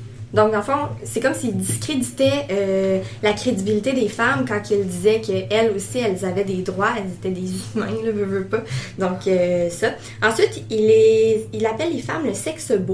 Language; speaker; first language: French; native; French